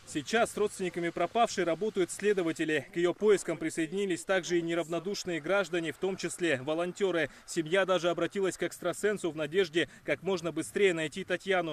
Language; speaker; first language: Russian; native; Russian